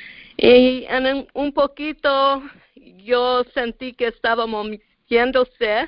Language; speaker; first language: Spanish; early bilingual, heritage; Spanish